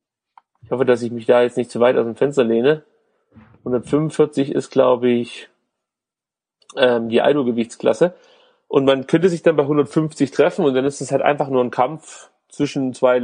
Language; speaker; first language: German; native; German